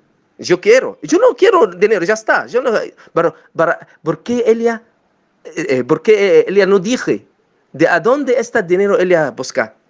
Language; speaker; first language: Spanish; non-native, learner; Arabic